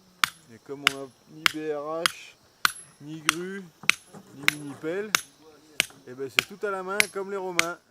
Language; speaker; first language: French; native; French